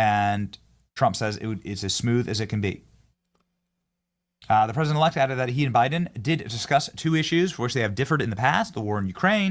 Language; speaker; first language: English; native; English